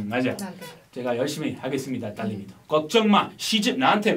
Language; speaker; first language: Korean; non-native, fluent; English